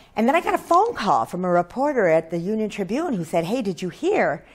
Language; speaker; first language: English; native; English